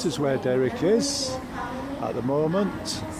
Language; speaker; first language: English; native; English